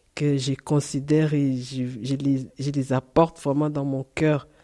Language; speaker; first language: French; non-native, fluent; Portuguese